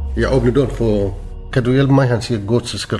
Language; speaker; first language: Danish; non-native, learner; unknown